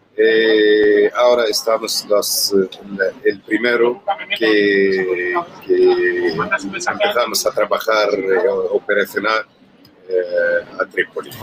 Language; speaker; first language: Spanish; non-native, learner; Arabic